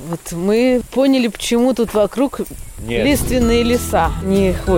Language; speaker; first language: Russian; native; Russian